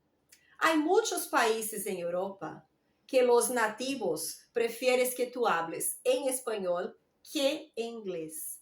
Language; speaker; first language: Spanish; non-native, fluent; Portuguese